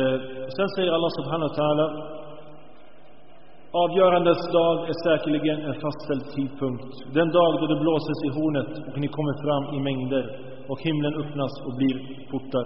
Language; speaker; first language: Swedish; early bilingual, other home language; Arabic